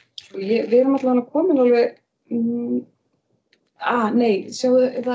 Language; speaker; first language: Icelandic; native; Icelandic